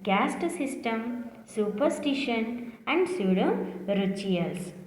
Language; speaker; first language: English; non-native, local second language; Kannada